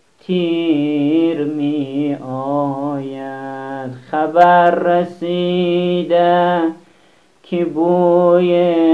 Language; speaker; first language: Persian; native; Persian